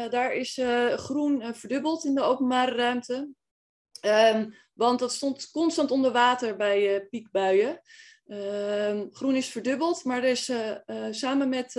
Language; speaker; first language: Dutch; native; Dutch